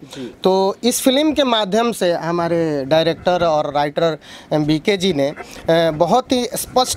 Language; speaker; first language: Hindi; native; Hindi